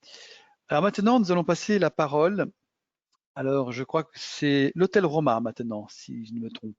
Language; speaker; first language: French; native; French